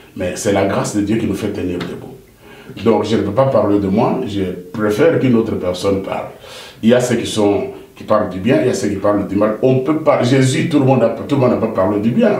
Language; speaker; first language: French; non-native, local second language; Lingala